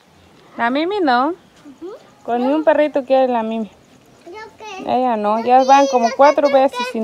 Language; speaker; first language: Spanish; native; Spanish